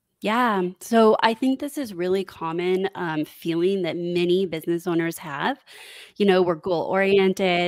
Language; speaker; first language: English; native; English